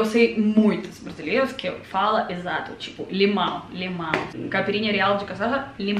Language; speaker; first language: Portuguese; non-native, learner; Russian